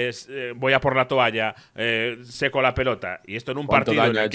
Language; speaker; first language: Spanish; native; Spanish